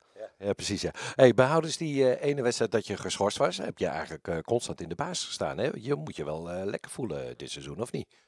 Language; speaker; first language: Dutch; native; Dutch